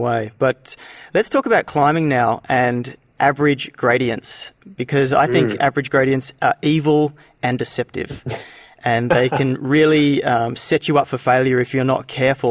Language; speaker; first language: English; native; English